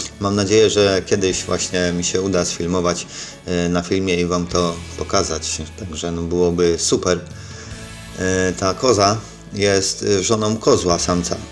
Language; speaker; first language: Polish; native; Polish